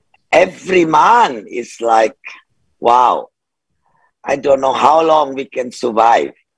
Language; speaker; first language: English; non-native, fluent; Indonesian